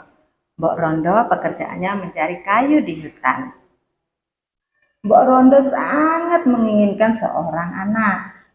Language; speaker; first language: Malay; non-native, local second language; Javanese